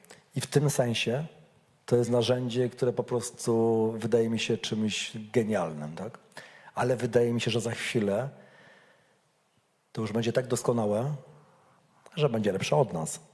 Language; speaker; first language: Polish; native; Polish